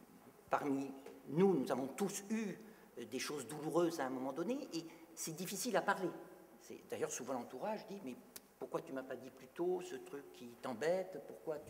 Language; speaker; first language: French; native; French